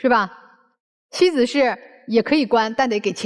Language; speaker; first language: Chinese; native; Chinese